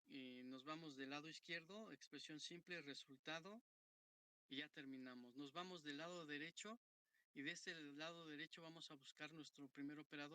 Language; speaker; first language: Spanish; native; Spanish